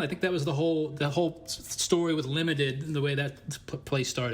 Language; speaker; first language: English; native; English